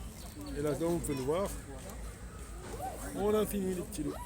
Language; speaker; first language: French; native; French